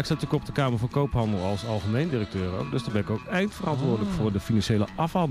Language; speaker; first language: Dutch; native; Dutch